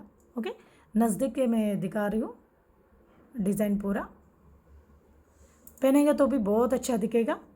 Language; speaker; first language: Hindi; non-native, local second language; Telugu